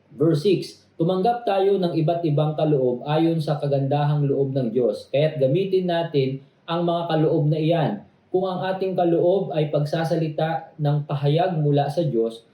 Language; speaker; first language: Filipino; native; Filipino